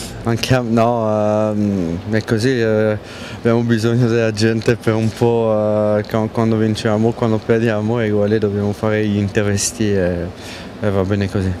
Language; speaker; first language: Italian; non-native, local second language; French